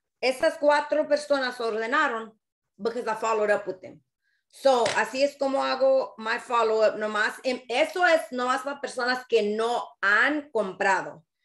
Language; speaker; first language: Spanish; early bilingual, other home language; English